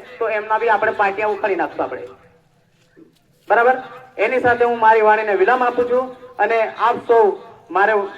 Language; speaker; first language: Gujarati; non-native, local second language; Rathawi